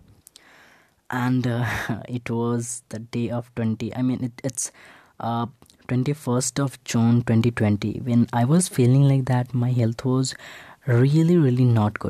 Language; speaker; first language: English; non-native, local second language; Hindi